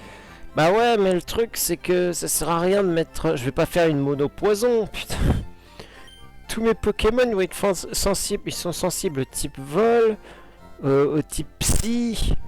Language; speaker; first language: French; native; French